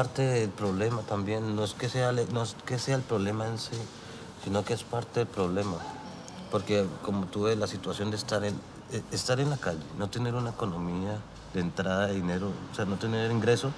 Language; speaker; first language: Spanish; native; Spanish